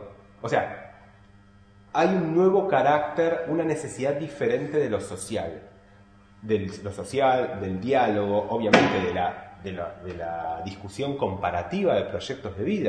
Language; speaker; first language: Spanish; native; Spanish